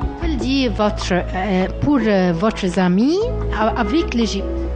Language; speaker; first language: French; non-native, learner; Arabic